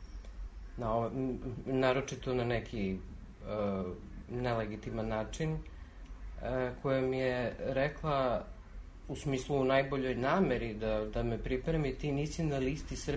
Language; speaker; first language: Serbian; native; Serbian